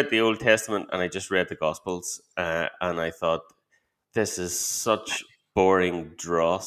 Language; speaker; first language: English; native; English